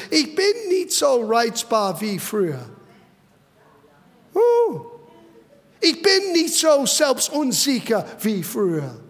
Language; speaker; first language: German; non-native, fluent; English